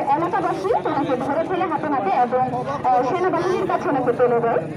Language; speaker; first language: Bangla; non-native, local second language; Marma